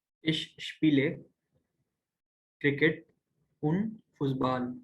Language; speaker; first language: German; non-native, learner; Hindi